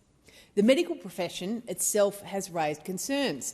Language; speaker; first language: English; native; English